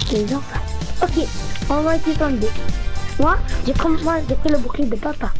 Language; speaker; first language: French; native; French